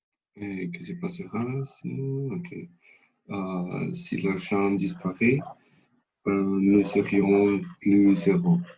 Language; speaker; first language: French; non-native, learner; Spanish